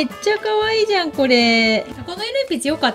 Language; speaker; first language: Japanese; native; Japanese